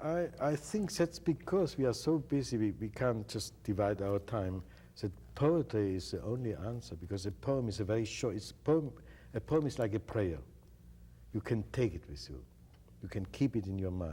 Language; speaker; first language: English; non-native, fluent; German